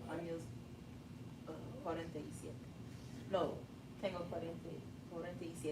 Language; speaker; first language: Spanish; non-native, learner; English